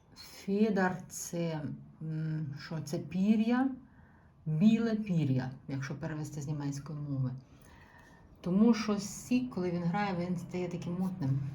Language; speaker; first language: Ukrainian; native; Ukrainian